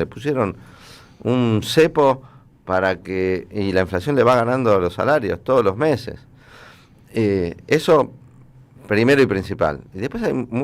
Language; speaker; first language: Spanish; native; Spanish